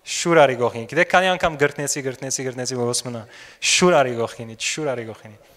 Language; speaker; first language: Armenian; early bilingual, heritage; Armenian